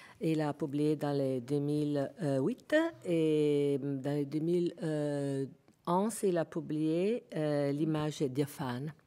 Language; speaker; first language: French; non-native, fluent; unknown